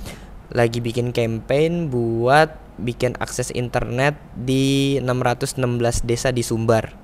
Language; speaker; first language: Indonesian; native; Indonesian